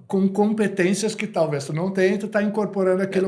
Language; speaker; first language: Portuguese; native; Portuguese